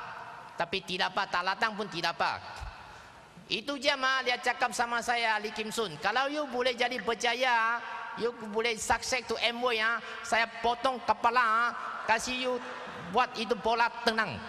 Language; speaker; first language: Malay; non-native, local second language; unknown